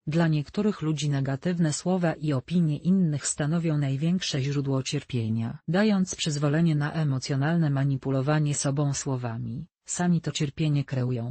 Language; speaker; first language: Polish; native; Polish